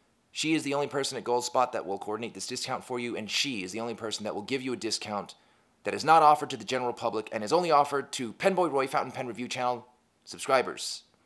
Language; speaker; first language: English; native; English